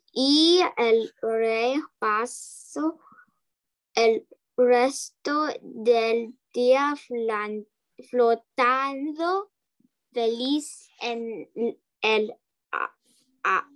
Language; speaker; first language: Spanish; non-native, learner; English